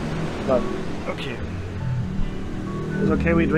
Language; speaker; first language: English; non-native, fluent; German